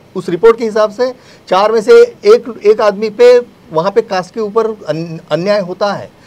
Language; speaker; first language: Hindi; native; Hindi